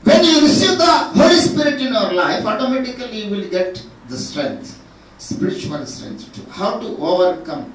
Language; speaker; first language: English; non-native, local second language; Telugu